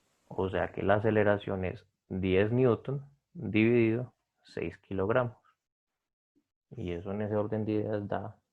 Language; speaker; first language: Spanish; native; Spanish